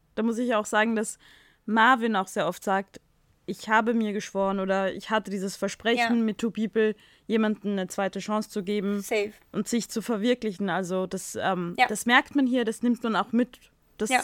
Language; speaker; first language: German; non-native, fluent; Ukrainian